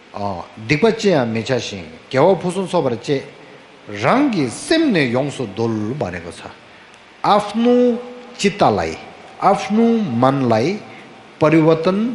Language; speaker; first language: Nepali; non-native, fluent; Tibetan